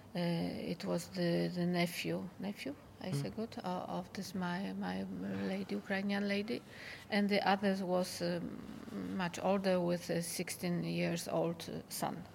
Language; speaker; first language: English; non-native, fluent; Polish